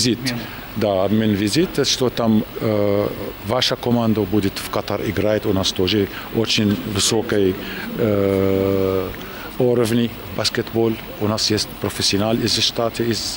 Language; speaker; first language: Russian; non-native, learner; Arabic